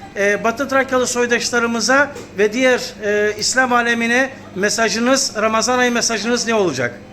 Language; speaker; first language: Turkish; native; Turkish